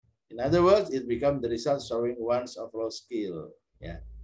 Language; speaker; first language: English; non-native, fluent; Indonesian